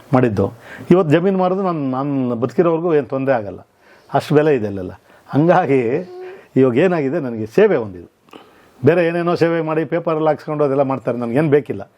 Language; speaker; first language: Kannada; native; Kannada